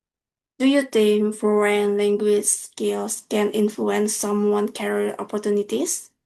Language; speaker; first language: English; non-native, learner; Indonesian